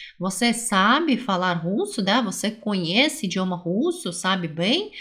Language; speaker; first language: Portuguese; non-native, fluent; Russian